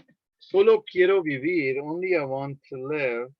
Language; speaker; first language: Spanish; non-native, fluent; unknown